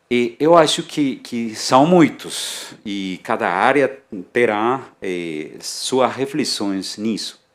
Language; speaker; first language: Portuguese; non-native, fluent; Spanish